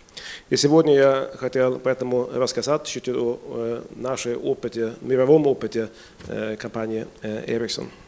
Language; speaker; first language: Russian; non-native, fluent; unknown